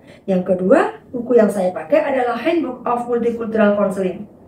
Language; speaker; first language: Indonesian; native; Indonesian